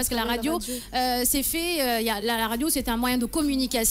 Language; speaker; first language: French; non-native, local second language; Wolof